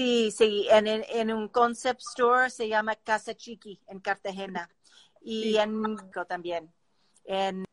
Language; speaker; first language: Spanish; non-native, learner; English